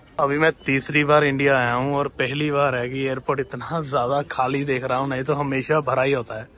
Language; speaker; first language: Hindi; native; Hindi